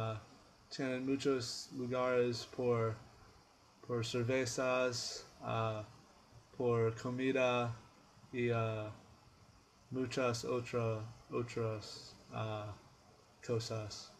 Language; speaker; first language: Spanish; non-native, learner; English